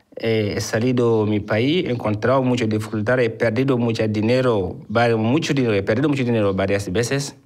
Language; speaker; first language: Spanish; non-native, fluent; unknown